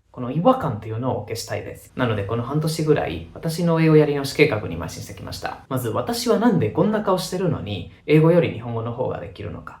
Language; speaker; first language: Japanese; non-native, fluent; Spanish